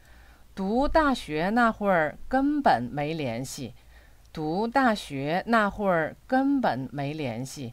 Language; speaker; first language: Chinese; non-native, fluent; Korean